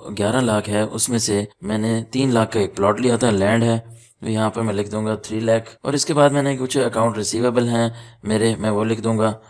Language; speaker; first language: Urdu; native; Urdu